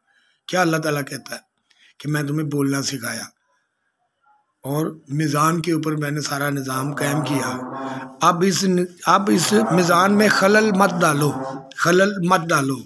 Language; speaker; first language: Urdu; non-native, local second language; Punjabi